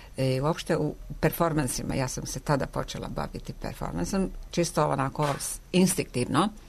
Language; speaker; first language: Serbian; non-native, local second language; Hungarian